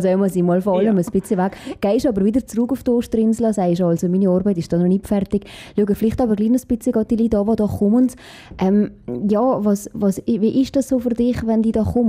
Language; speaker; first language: German; native; German